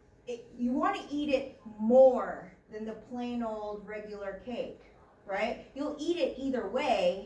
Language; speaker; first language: English; native; English